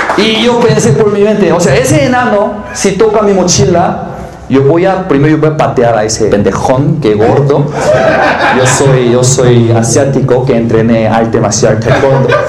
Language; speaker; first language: Spanish; non-native, learner; Korean